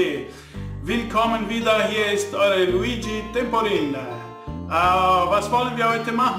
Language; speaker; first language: German; non-native, fluent; Italian